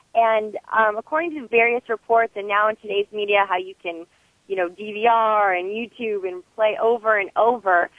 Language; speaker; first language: English; native; English